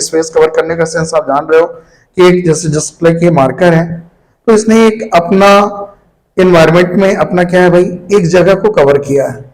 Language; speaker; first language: Hindi; native; Hindi